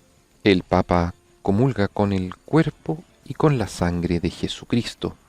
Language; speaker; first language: Spanish; native; Spanish